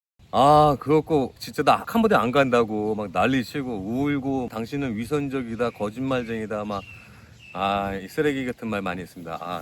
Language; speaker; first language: Korean; native; Korean